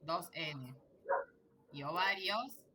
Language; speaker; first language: Spanish; native; Spanish